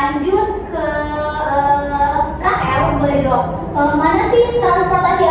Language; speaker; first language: Indonesian; native; Indonesian